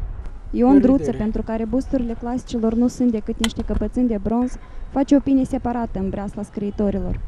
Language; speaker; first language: Romanian; native; Romanian